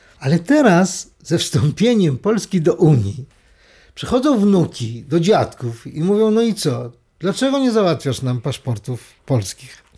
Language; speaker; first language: Polish; native; Polish